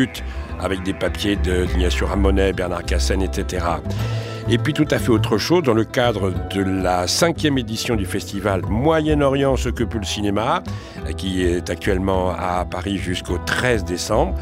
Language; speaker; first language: French; native; French